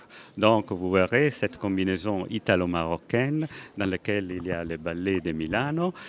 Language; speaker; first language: French; non-native, fluent; Italian